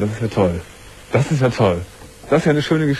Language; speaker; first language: German; native; German